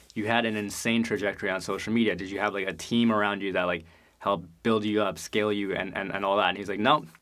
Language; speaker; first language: English; native; English